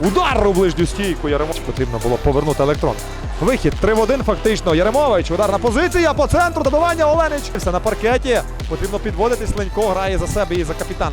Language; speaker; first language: Ukrainian; native; Ukrainian